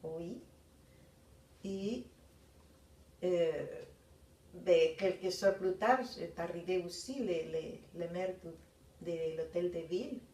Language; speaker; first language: French; non-native, fluent; Spanish